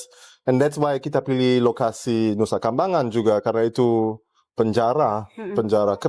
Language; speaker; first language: Indonesian; early bilingual, heritage; German